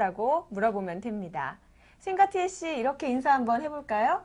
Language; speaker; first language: Korean; native; Korean